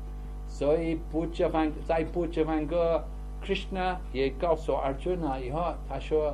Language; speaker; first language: Chinese; non-native, fluent; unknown